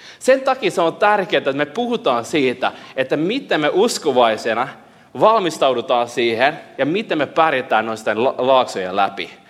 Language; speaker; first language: Finnish; early bilingual, heritage; Finnish